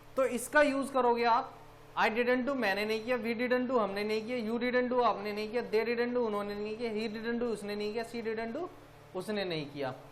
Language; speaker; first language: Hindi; native; Hindi